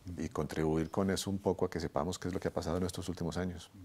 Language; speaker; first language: Spanish; native; Spanish